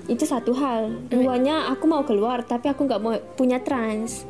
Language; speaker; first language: Indonesian; non-native, learner; Malay